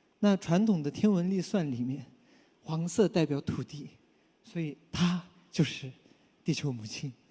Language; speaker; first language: Chinese; non-native, local second language; Tibetan